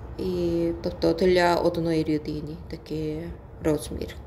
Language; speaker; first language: Ukrainian; non-native, learner; Korean